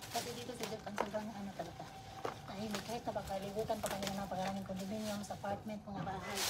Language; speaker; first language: Filipino; native; Filipino